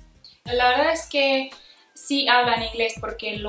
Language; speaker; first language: Spanish; non-native, fluent; Ukrainian